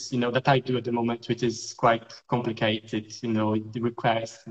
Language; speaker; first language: English; non-native, fluent; Portuguese